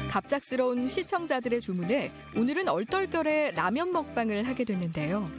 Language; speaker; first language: Korean; native; Korean